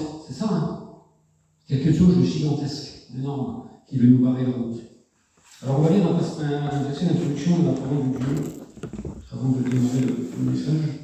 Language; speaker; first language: French; native; French